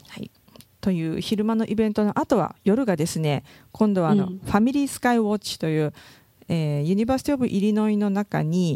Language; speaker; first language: Japanese; native; Japanese